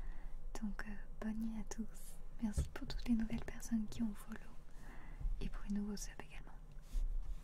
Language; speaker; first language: French; native; French